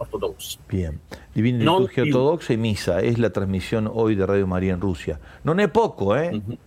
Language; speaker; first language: Italian; non-native, fluent; Spanish